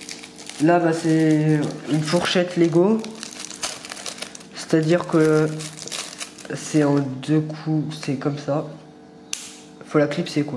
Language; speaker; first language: French; native; French